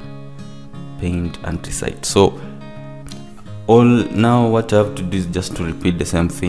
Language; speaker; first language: English; non-native, local second language; Swahili